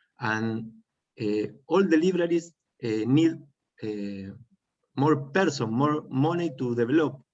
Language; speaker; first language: English; non-native, learner; Spanish